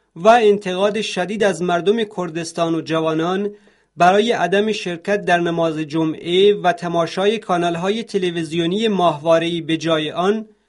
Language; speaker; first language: Persian; non-native, local second language; Central Kurdish